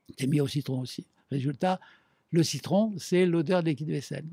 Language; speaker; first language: French; native; French